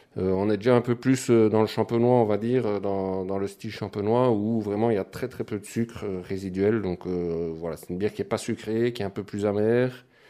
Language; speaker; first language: French; native; French